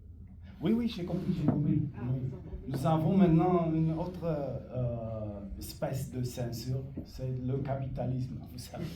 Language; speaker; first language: French; non-native, fluent; Romanian